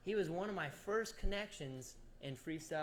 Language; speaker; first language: English; native; English